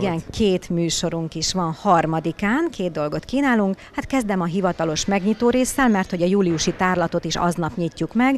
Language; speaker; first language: Hungarian; native; Hungarian